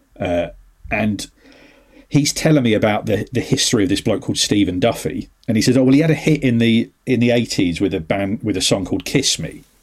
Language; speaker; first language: English; native; English